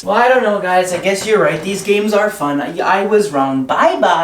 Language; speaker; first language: English; native; English